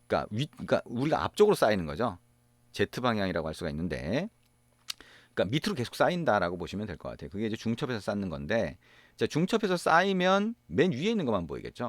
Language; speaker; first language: Korean; native; Korean